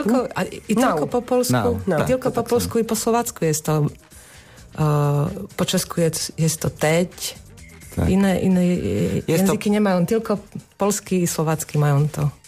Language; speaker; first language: Polish; non-native, learner; Slovak